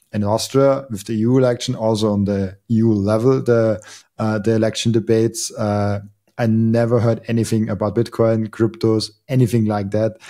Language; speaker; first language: English; non-native, fluent; German